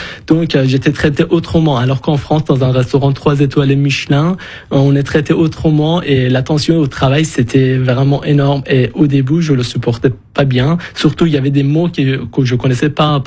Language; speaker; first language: French; non-native, fluent; Persian